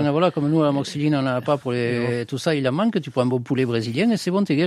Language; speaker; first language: French; native; French